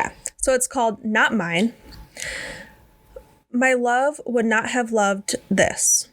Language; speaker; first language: English; native; English